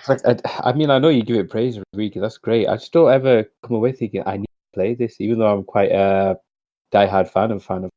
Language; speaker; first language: English; native; English